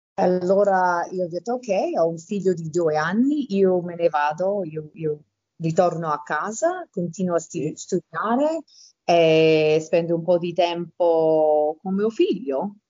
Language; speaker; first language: Italian; early bilingual, heritage; Italian